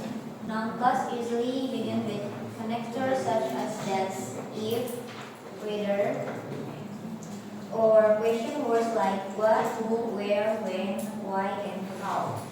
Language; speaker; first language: English; non-native, learner; Indonesian